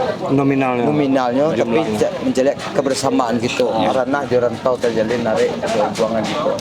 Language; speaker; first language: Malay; non-native, local second language; Minangkabau